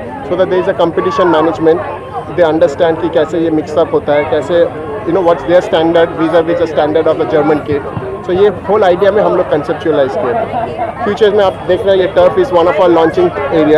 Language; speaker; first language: Hindi; non-native, local second language; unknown